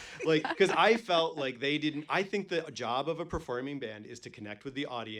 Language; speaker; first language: English; native; English